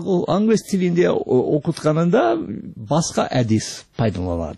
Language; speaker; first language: Kazakh; non-native, fluent; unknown